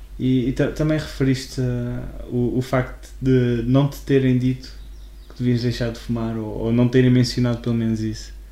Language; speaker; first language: Portuguese; native; Portuguese